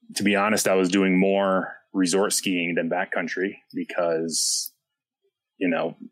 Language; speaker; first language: English; native; English